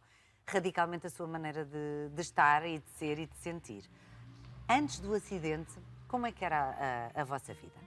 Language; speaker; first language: Portuguese; native; Portuguese